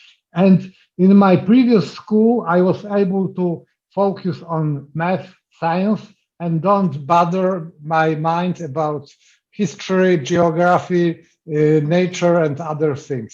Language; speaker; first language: English; non-native, fluent; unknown